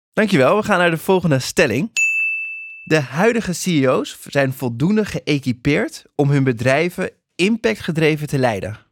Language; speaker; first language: Dutch; native; Dutch